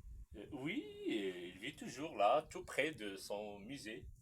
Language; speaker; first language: French; non-native, local second language; Arabic